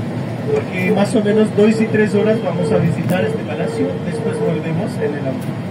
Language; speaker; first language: Spanish; non-native, fluent; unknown